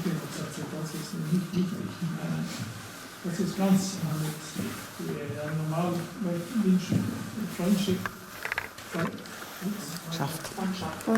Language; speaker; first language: German; non-native, learner; Norwegian